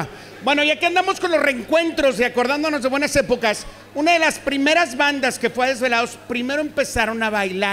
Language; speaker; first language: Spanish; native; Spanish